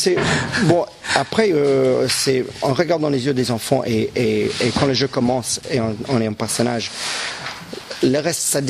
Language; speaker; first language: French; non-native, local second language; English